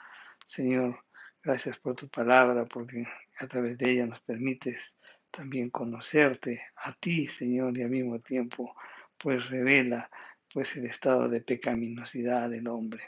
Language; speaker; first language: Spanish; native; Spanish